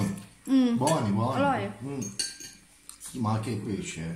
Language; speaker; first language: Italian; native; Italian